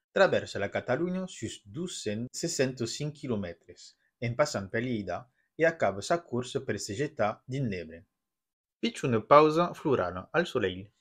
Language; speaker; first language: Occitan; non-native, local second language; French